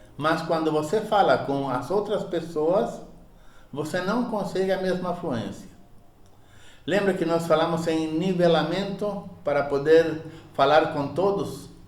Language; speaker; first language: Portuguese; early bilingual, other home language; Spanish